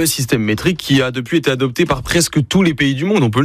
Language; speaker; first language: French; native; French